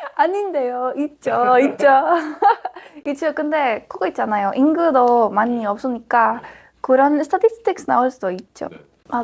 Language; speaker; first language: Korean; non-native, fluent; Spanish